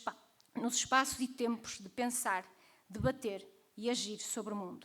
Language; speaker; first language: Portuguese; native; Portuguese